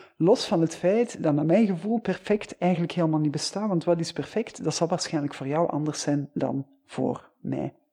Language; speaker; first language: Dutch; native; Dutch